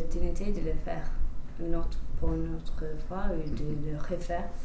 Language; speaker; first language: French; non-native, fluent; English